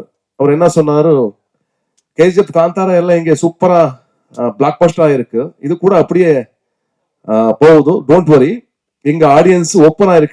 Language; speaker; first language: Tamil; non-native, learner; Kannada